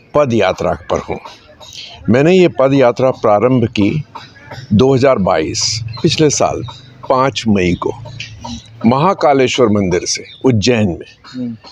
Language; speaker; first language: Hindi; native; Hindi